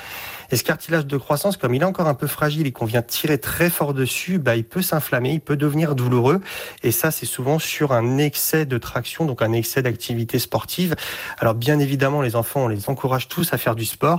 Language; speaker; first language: French; native; French